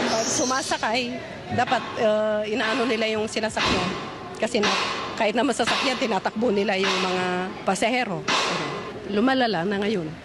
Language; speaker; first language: Filipino; non-native, local second language; Iloko